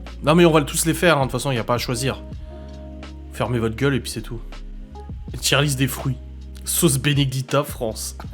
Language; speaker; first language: French; native; French